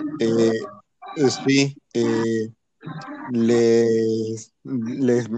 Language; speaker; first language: French; non-native, learner; Spanish